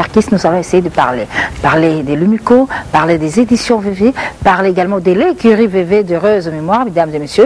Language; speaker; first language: French; non-native, local second language; Lingala